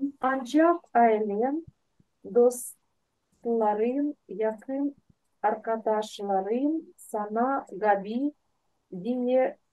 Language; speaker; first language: Turkish; non-native, learner; Ukrainian